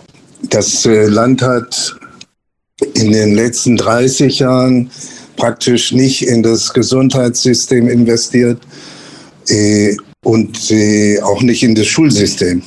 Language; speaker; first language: German; non-native, fluent; Spanish